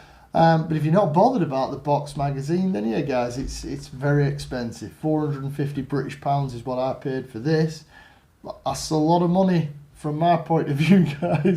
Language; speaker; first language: English; native; English